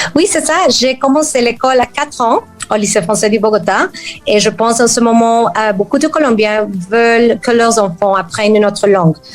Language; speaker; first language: French; non-native, fluent; Spanish